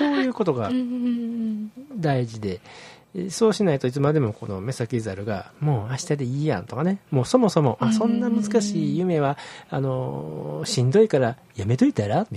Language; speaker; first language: Japanese; native; Japanese